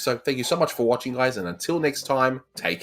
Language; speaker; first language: English; native; English